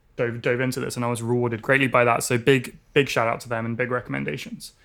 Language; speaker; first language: English; native; English